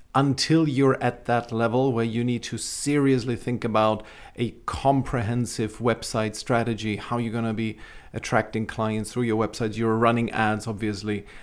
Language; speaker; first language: English; non-native, fluent; Czech